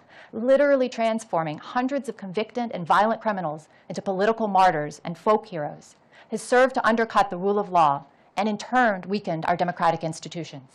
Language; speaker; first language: English; native; English